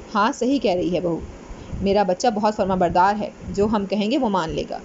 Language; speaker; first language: Urdu; native; Urdu